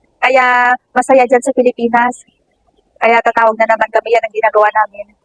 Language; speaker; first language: Filipino; native; Filipino